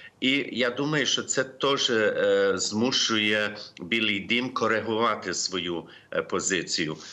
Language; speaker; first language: Ukrainian; early bilingual, heritage; Ukrainian